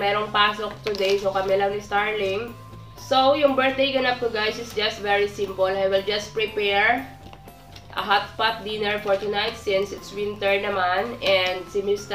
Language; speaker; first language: English; non-native, local second language; Filipino